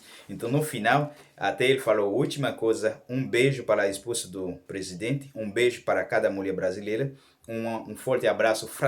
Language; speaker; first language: Portuguese; non-native, learner; Haitian Creole